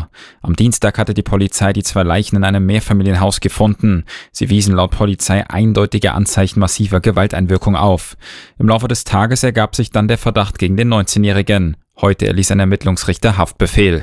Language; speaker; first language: German; native; German